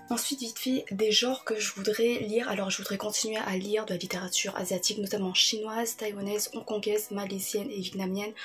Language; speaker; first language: French; native; French